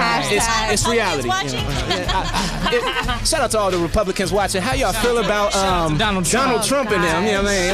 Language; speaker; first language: English; native; English